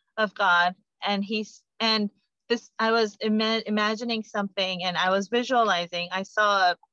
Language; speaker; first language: English; non-native, fluent; Korean